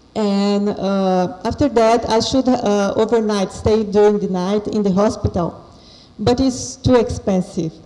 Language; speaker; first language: English; non-native, fluent; Portuguese